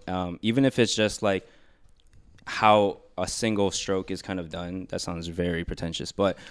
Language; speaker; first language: English; early bilingual, other home language; Filipino